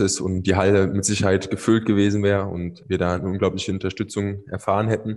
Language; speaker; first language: German; native; German